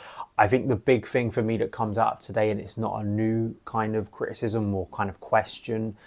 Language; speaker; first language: English; native; English